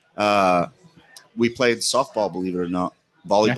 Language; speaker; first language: English; native; English